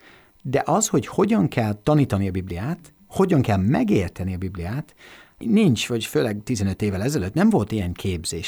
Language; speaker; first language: Hungarian; non-native, fluent; English